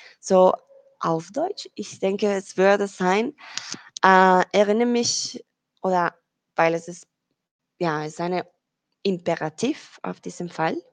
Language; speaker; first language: German; non-native, fluent; Spanish